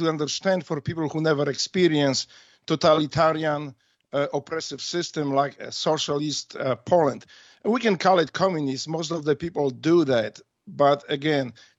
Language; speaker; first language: English; non-native, fluent; Polish